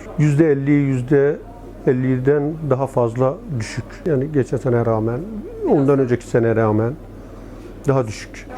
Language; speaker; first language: Turkish; native; Turkish